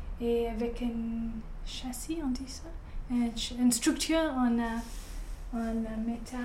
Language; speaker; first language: French; non-native, fluent; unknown